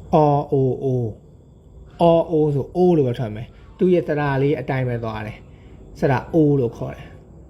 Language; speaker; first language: Burmese; native; Burmese